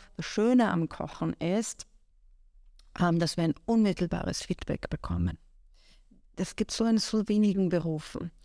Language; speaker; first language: German; early bilingual, other home language; Persian